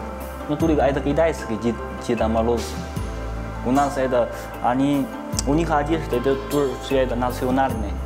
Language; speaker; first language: Russian; non-native, learner; Chinese